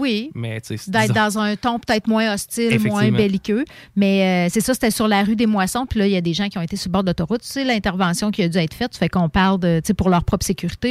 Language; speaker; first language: French; native; French